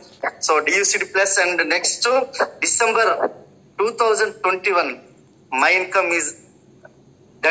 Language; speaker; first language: Telugu; native; Telugu